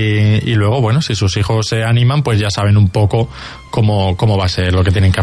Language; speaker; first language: Spanish; native; Spanish